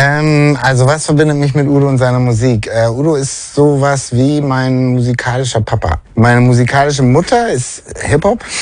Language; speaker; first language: German; native; German